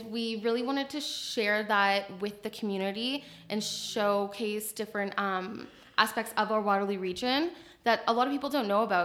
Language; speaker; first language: English; native; English